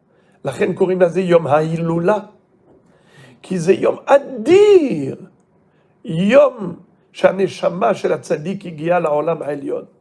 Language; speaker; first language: Hebrew; non-native, fluent; French